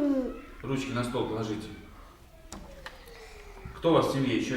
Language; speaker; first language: Russian; native; Russian